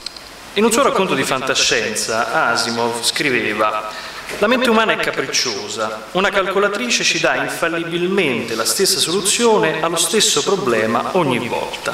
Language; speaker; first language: Italian; native; Italian